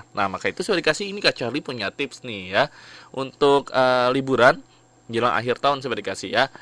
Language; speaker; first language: Indonesian; native; Indonesian